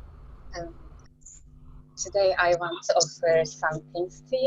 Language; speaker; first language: English; non-native, learner; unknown